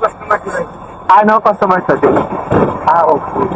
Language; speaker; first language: English; non-native, fluent; Filipino